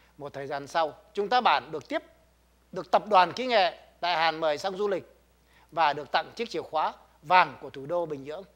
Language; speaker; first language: Vietnamese; native; Vietnamese